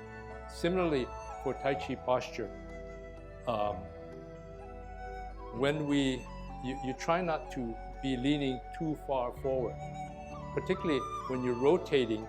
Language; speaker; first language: English; native; English